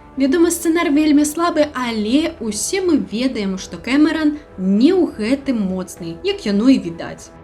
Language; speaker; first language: Belarusian; non-native, local second language; Russian